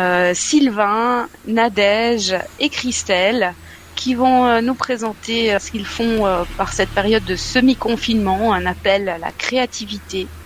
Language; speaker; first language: French; native; French